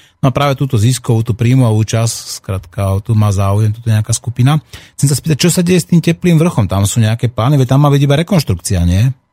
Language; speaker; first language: Slovak; native; Slovak